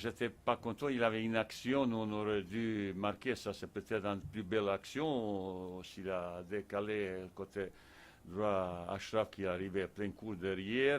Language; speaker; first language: French; non-native, fluent; Bosnian